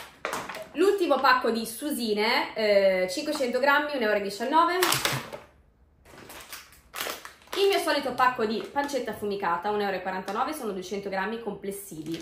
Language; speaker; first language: Italian; native; Italian